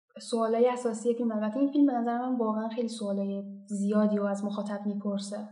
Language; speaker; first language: Persian; non-native, local second language; Azerbaijani